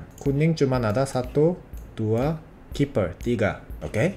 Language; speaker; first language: Indonesian; non-native, fluent; Korean